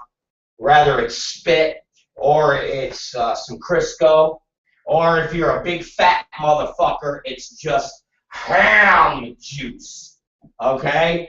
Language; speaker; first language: English; native; English